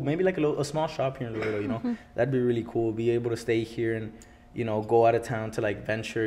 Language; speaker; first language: English; early bilingual, other home language; Spanish